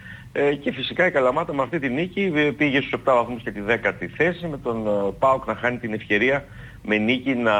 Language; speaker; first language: Greek; native; Greek